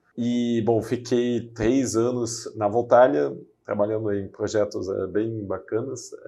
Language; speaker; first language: Portuguese; non-native, fluent; Dutch